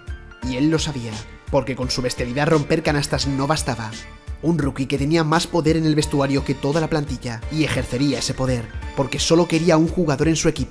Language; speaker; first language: Spanish; native; Spanish